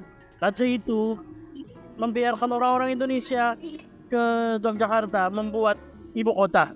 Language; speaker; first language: Indonesian; non-native, fluent; Filipino